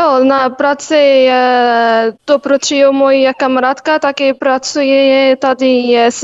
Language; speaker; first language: Czech; non-native, learner; Arabic